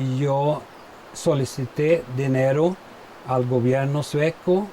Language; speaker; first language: Spanish; non-native, fluent; Swedish